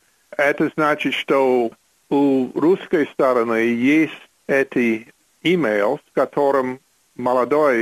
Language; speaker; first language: Russian; non-native, fluent; English